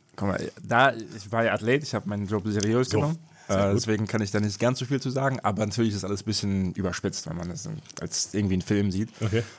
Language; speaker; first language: German; native; German